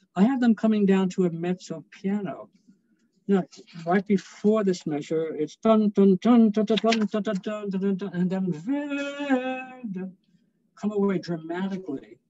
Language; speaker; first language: English; native; English